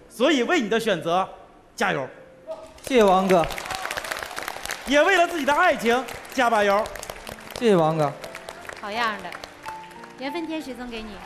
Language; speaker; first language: Chinese; native; Chinese